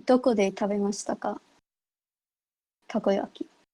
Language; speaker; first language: Japanese; non-native, learner; English